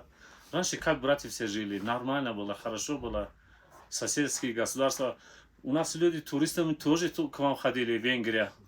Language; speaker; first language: Russian; non-native, local second language; Tajik